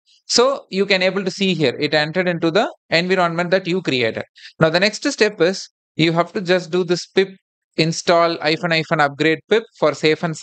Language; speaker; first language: English; non-native, local second language; Tamil